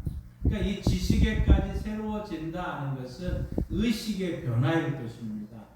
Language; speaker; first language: Korean; native; Korean